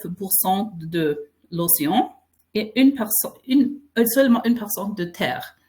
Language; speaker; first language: French; non-native, fluent; Faroese